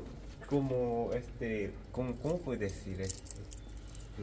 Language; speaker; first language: Spanish; non-native, learner; Korean